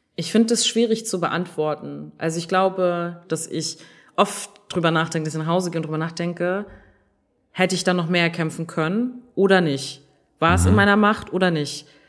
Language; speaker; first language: German; early bilingual, other home language; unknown